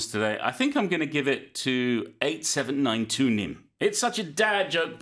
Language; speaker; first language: English; native; English